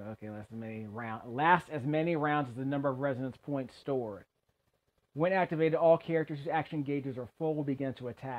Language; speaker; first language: English; native; English